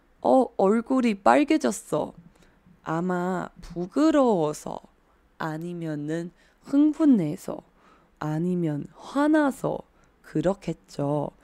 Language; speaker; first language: Korean; non-native, fluent; Chinese